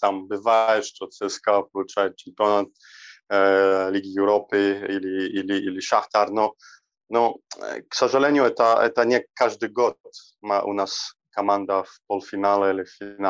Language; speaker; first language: Russian; non-native, learner; Polish